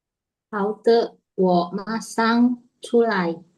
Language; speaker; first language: Chinese; non-native, learner; Indonesian